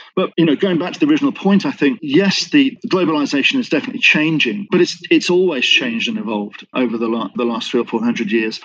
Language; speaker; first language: English; native; English